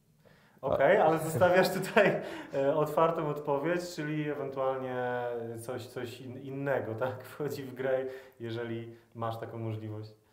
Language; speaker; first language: Polish; native; Polish